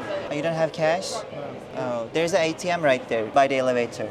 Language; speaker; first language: English; non-native, fluent; Turkish